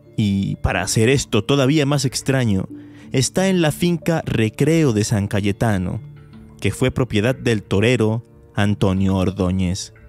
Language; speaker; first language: Spanish; native; Spanish